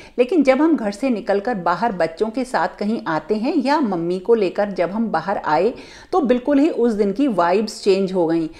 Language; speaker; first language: Hindi; native; Hindi